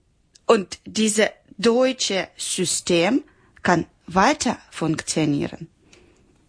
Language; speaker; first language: German; non-native, learner; Ukrainian